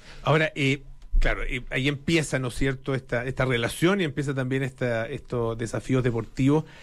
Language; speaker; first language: Spanish; native; Spanish